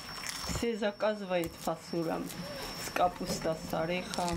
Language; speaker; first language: Russian; non-native, local second language; Ossetic